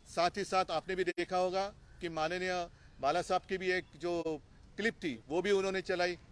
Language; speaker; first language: Hindi; non-native, local second language; Marathi